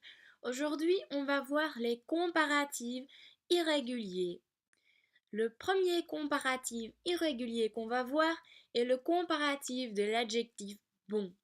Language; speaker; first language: French; non-native, learner; Dutch